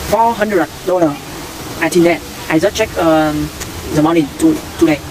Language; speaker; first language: English; non-native, learner; Vietnamese